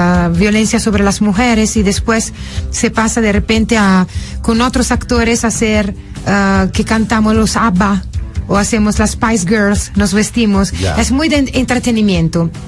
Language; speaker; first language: Spanish; non-native, fluent; Italian